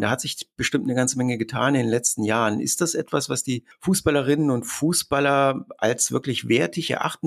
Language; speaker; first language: German; native; German